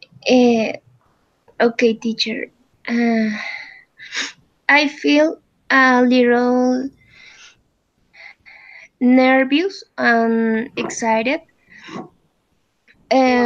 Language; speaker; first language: English; non-native, learner; Spanish